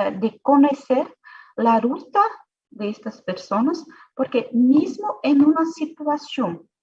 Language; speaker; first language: Spanish; non-native, fluent; Portuguese